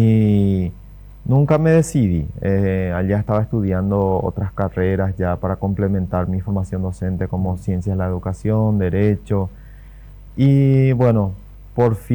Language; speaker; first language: Spanish; native; Spanish